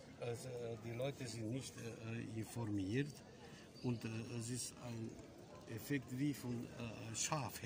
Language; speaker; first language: German; non-native, fluent; Romanian